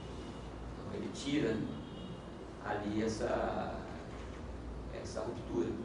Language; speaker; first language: Portuguese; native; Portuguese